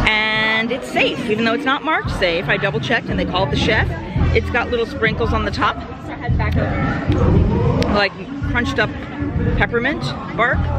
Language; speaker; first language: English; native; English